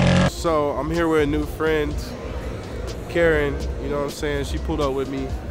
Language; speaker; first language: English; native; English